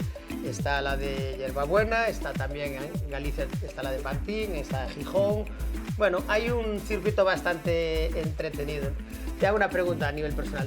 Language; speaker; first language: Spanish; native; Spanish